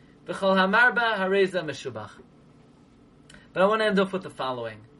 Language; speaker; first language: English; native; English